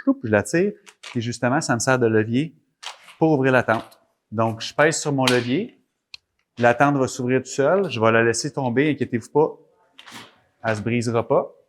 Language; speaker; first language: French; native; French